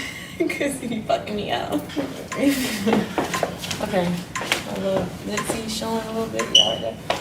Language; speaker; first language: English; native; English